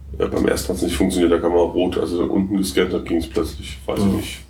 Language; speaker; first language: German; native; German